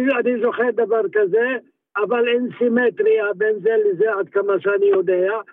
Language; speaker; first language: Hebrew; early bilingual, other home language; Arabic